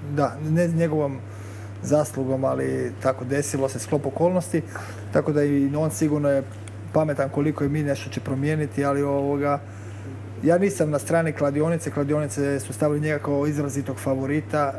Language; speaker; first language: Croatian; native; Croatian